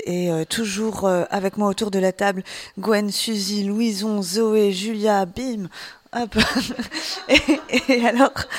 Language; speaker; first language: French; native; French